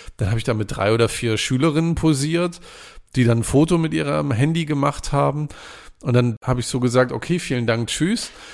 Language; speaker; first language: German; native; German